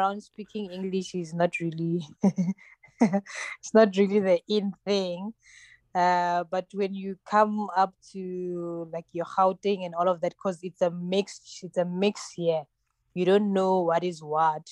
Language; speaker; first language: English; non-native, local second language; Tsonga